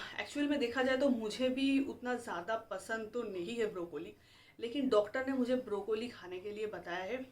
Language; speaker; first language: Hindi; non-native, local second language; Bangla